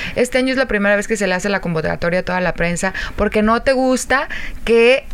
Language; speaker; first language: Spanish; native; Spanish